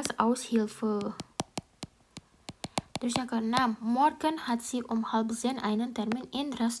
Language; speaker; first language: German; non-native, learner; Indonesian